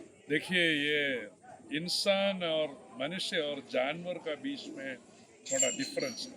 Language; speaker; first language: Hindi; non-native, local second language; Malayalam